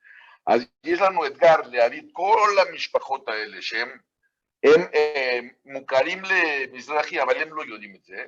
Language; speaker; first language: Hebrew; non-native, fluent; Spanish